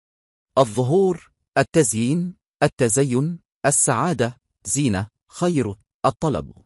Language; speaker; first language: Arabic; non-native, fluent; Bangla